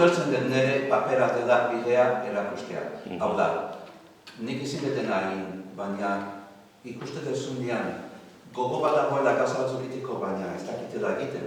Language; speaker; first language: Basque; non-native, fluent; English